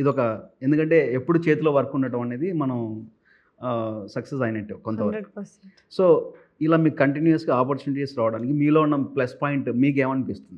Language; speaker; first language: Telugu; native; Telugu